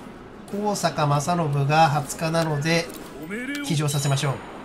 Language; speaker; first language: Japanese; native; Japanese